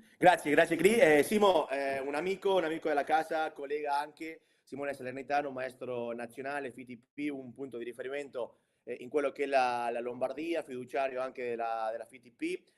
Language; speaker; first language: Italian; non-native, fluent; Spanish